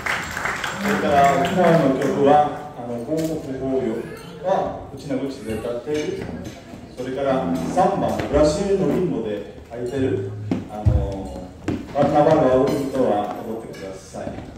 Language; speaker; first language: Japanese; non-native, learner; Spanish